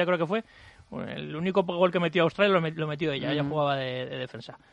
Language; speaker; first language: Spanish; native; Spanish